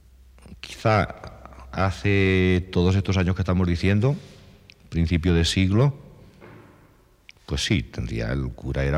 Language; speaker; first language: Spanish; native; Spanish